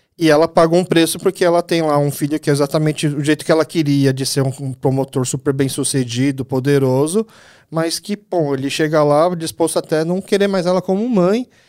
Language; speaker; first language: Portuguese; early bilingual, other home language; Korean